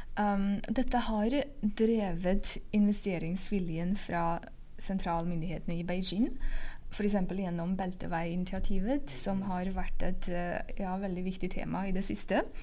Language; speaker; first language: Norwegian; non-native, fluent; Uyghur